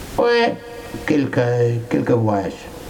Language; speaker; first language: French; non-native, learner; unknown